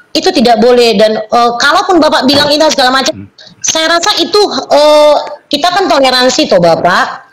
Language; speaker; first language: Indonesian; native; Indonesian